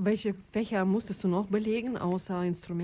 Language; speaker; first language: German; non-native, fluent; Russian